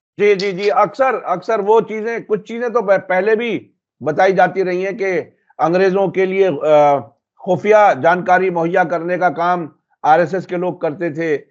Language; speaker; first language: Hindi; native; Hindi